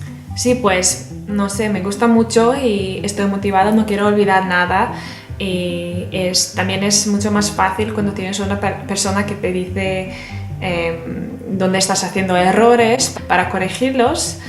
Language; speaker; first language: Spanish; non-native, fluent; Serbian